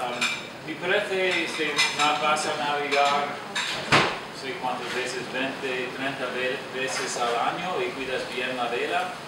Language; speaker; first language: Spanish; non-native, learner; English